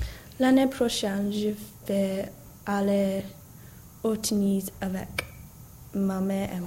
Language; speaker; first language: French; non-native, learner; English